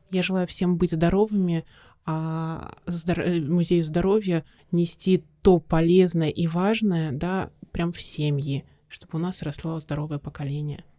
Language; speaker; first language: Russian; native; Russian